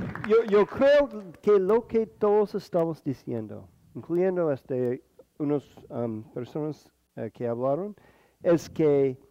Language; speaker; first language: Spanish; non-native, fluent; English